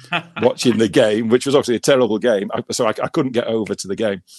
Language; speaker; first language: English; native; English